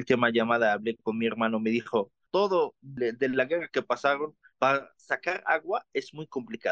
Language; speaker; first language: Spanish; non-native, learner; Arabic